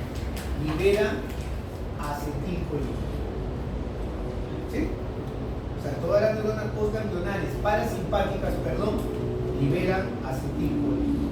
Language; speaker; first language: Spanish; native; Spanish